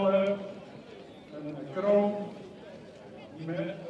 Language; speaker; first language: Dutch; native; Dutch